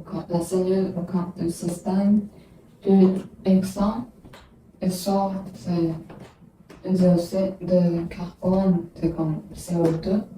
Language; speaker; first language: French; non-native, learner; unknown